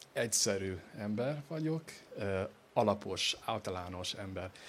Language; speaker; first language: Hungarian; non-native, fluent; English